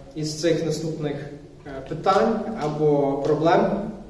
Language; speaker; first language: Ukrainian; non-native, fluent; English